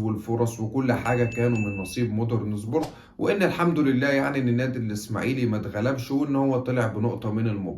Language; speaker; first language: Arabic; native; Arabic